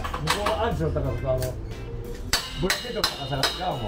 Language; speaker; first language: Japanese; native; Japanese